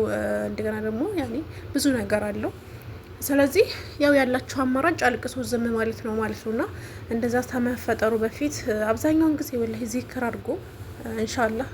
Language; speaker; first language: Amharic; native; Amharic